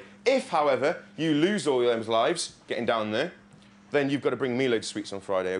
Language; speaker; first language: English; native; English